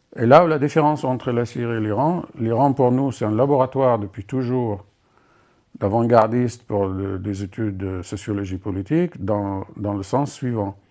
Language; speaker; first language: French; non-native, fluent; Arabic